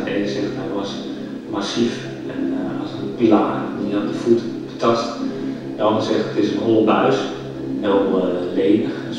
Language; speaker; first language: Dutch; native; Dutch